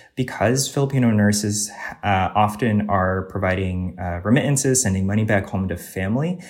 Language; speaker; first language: English; native; English